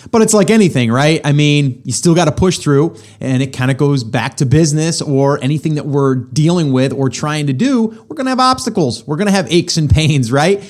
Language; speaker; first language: English; native; English